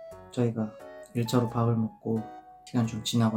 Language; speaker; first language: Korean; native; Korean